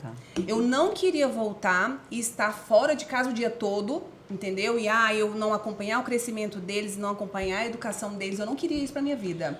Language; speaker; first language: Portuguese; native; Portuguese